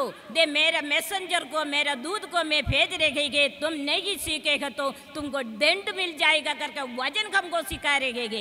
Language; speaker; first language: Hindi; non-native, local second language; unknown